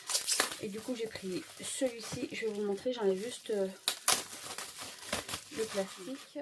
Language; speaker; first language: French; native; French